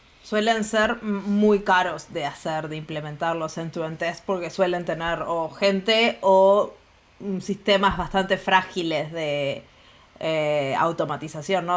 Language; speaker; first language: Spanish; native; Spanish